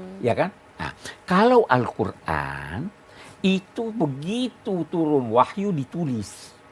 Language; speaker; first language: Indonesian; non-native, local second language; Buginese